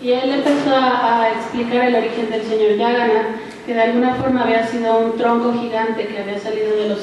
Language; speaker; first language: Spanish; native; Spanish